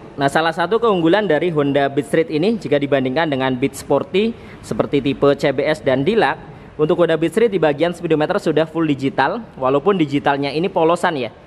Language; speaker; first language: Indonesian; native; Indonesian